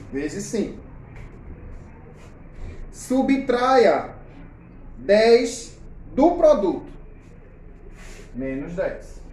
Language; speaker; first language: Portuguese; native; Portuguese